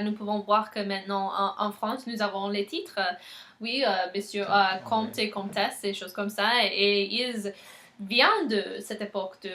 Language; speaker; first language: French; non-native, learner; English